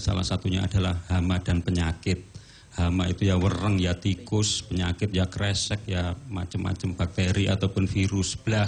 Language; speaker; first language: Indonesian; non-native, local second language; Javanese